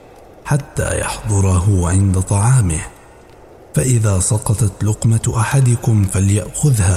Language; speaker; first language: Arabic; native; Arabic